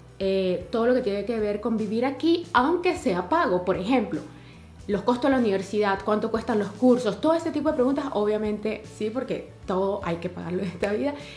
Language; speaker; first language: Spanish; native; Spanish